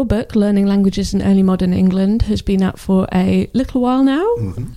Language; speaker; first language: English; native; English